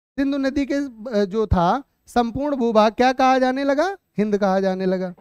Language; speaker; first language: Hindi; native; Hindi